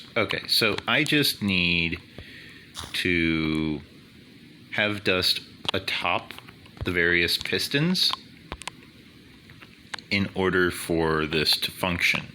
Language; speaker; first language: English; native; English